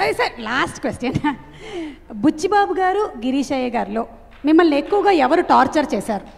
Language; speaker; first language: Telugu; native; Telugu